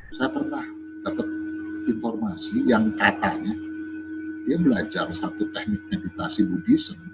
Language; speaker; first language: Indonesian; native; Indonesian